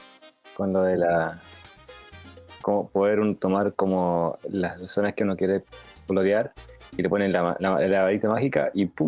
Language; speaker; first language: Spanish; native; Spanish